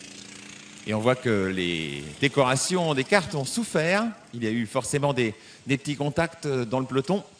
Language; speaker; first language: French; native; French